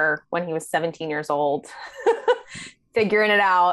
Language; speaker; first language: English; native; English